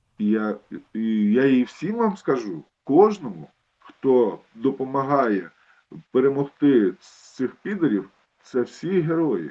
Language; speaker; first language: Ukrainian; non-native, local second language; Russian